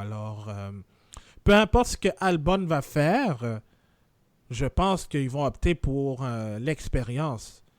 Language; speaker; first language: French; native; French